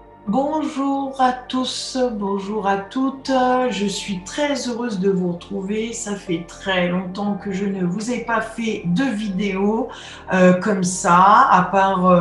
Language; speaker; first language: French; native; French